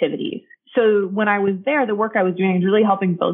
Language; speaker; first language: English; native; English